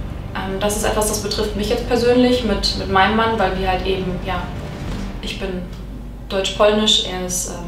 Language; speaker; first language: German; native; German